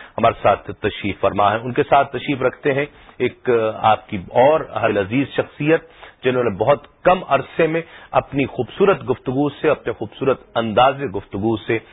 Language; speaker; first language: Urdu; native; Urdu